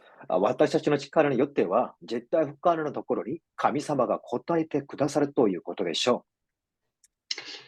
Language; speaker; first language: Japanese; non-native, fluent; Korean